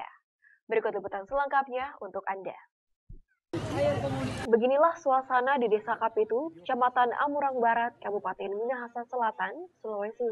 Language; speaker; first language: Indonesian; native; Indonesian